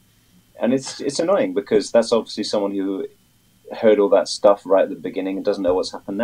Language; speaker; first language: English; native; English